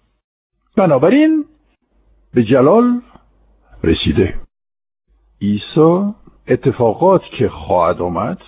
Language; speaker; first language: Persian; non-native, fluent; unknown